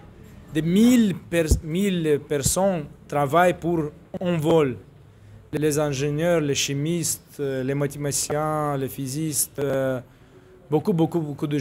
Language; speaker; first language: French; non-native, fluent; Russian